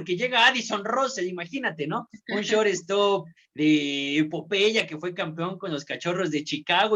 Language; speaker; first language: Spanish; native; Spanish